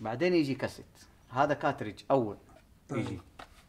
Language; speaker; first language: Arabic; non-native, learner; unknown